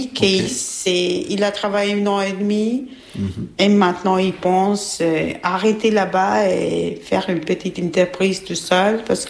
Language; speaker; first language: French; non-native, learner; Albanian